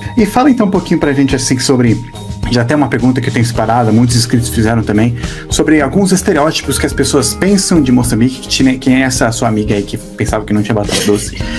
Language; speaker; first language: Portuguese; native; Portuguese